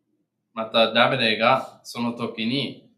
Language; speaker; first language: Japanese; non-native, fluent; English